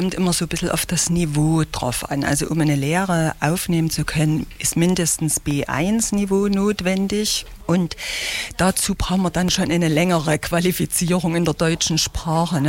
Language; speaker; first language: German; native; German